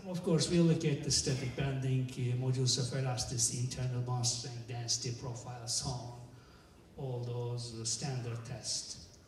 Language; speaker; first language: English; non-native, fluent; Turkish